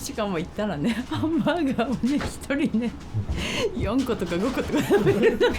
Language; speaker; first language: Japanese; native; Japanese